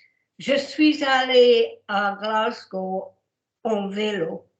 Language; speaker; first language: French; non-native, learner; English